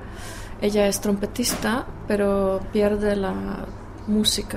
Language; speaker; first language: Spanish; non-native, fluent; Czech